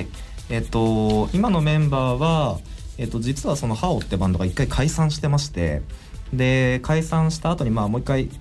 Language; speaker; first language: Japanese; native; Japanese